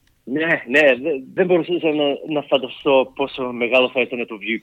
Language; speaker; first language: Greek; early bilingual, heritage; Greek